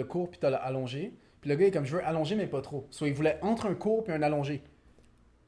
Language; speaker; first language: French; native; French